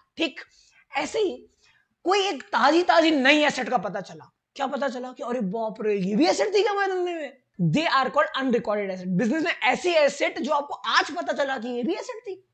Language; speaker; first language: Hindi; native; Hindi